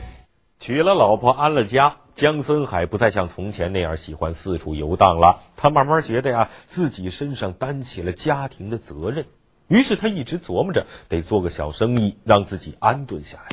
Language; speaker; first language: Chinese; native; Chinese